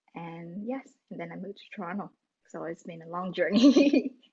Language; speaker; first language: English; non-native, fluent; Vietnamese